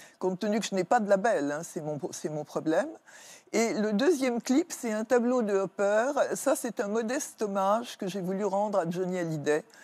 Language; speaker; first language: French; native; French